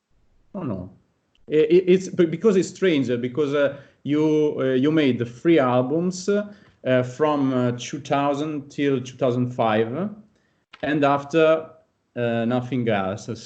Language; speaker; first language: English; non-native, fluent; Italian